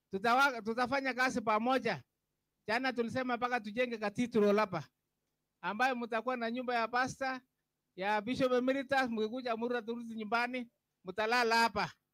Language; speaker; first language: Swahili; non-native, local second language; Kalenjin